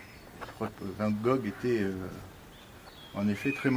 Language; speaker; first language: French; native; French